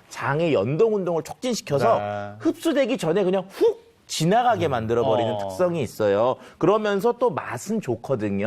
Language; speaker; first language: Korean; native; Korean